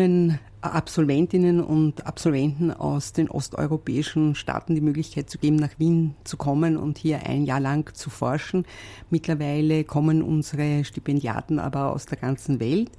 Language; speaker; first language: German; native; German